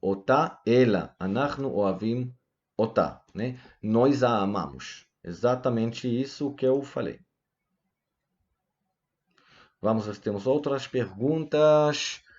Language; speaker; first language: Portuguese; non-native, fluent; Hebrew